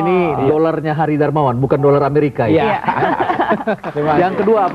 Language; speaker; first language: Indonesian; native; Indonesian